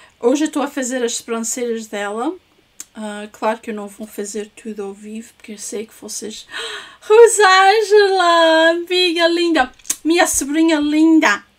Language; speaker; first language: Portuguese; early bilingual, heritage; English